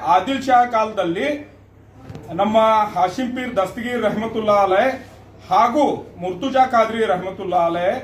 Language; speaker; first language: Kannada; non-native, local second language; Urdu